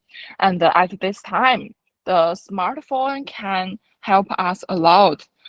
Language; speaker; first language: English; non-native, fluent; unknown